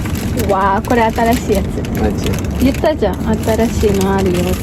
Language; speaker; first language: Japanese; non-native, fluent; Filipino